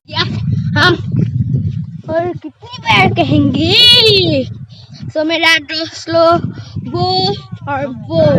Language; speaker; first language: Hindi; non-native, local second language; Assamese